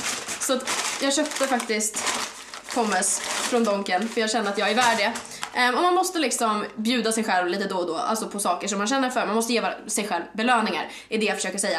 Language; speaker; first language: Swedish; native; Swedish